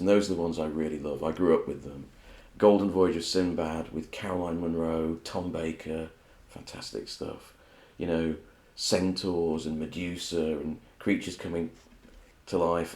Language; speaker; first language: English; native; English